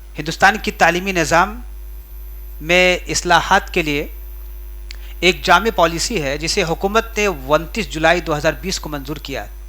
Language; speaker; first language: Urdu; native; Urdu